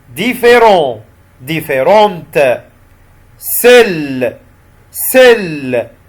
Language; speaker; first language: French; non-native, fluent; Arabic